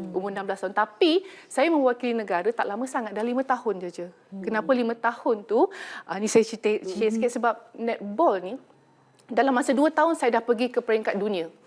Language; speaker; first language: Malay; native; Malay